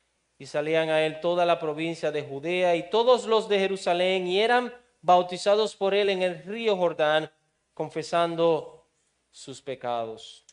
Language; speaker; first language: Spanish; native; Spanish